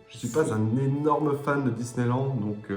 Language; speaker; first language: French; native; French